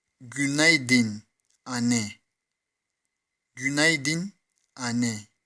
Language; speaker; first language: Turkish; non-native, fluent; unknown